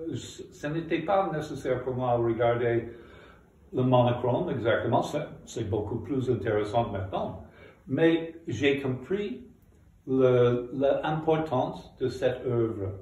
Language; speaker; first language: French; non-native, fluent; English